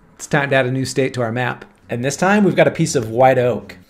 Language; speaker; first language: English; native; English